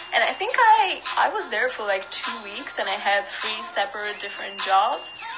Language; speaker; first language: English; non-native, fluent; Russian